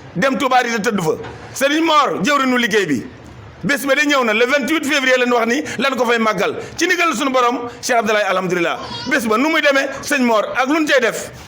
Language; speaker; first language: Wolof; native; Wolof